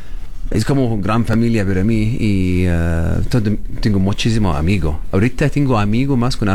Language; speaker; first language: Spanish; non-native, learner; Arabic